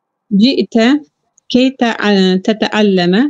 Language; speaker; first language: Arabic; non-native, learner; Turkish